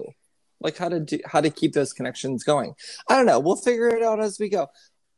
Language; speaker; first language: English; native; English